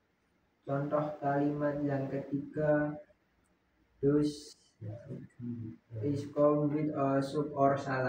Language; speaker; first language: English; non-native, learner; Indonesian